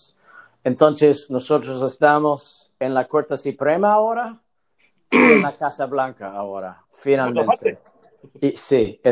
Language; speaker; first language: Spanish; non-native, learner; English